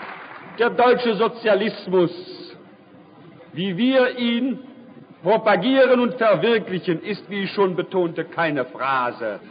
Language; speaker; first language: German; native; German